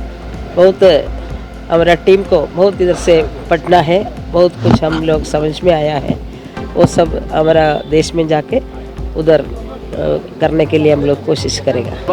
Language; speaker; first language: Hindi; non-native, learner; Malayalam